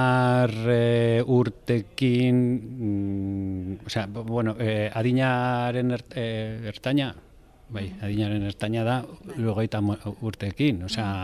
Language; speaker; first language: Basque; non-native, local second language; Spanish